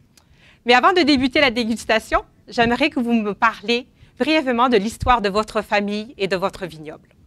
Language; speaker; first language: French; native; French